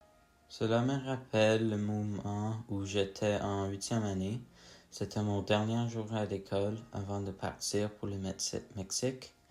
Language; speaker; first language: French; non-native, learner; English